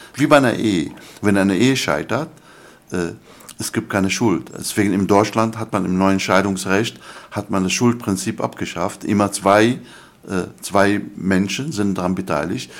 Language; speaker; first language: German; non-native, fluent; Arabic